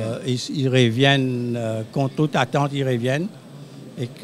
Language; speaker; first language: French; non-native, local second language; Morisyen